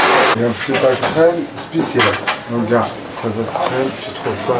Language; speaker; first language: French; non-native, learner; Arabic